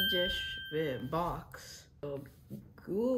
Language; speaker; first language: Polish; early bilingual, heritage; English